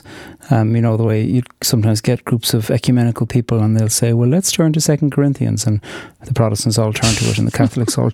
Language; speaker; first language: English; non-native, local second language; Irish